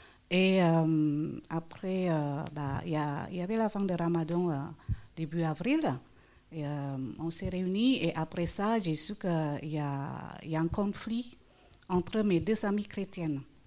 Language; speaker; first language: French; non-native, fluent; Indonesian